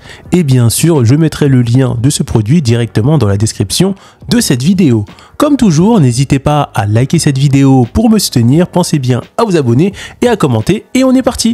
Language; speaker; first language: French; native; French